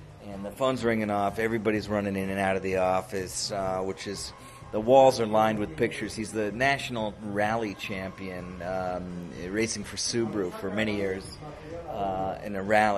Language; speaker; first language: English; native; English